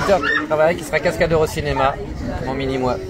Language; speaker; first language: French; native; French